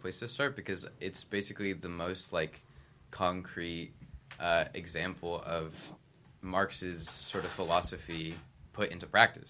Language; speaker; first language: English; native; English